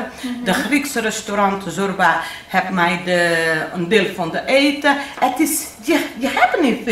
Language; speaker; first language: Dutch; non-native, learner; Portuguese